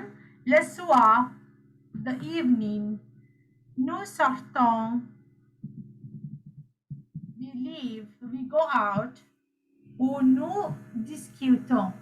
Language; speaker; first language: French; non-native, learner; Sinhala